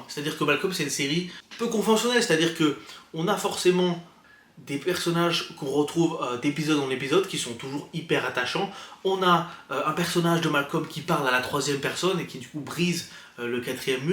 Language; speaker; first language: French; native; French